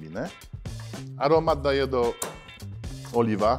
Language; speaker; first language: Polish; non-native, fluent; French